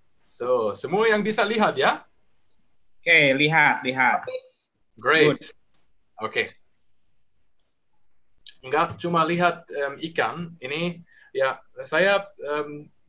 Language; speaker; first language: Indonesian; non-native, learner; German